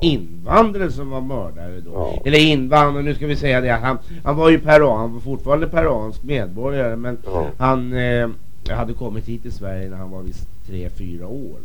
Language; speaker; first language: Swedish; native; Swedish